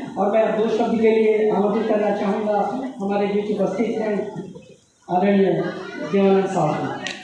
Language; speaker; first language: Hindi; native; Hindi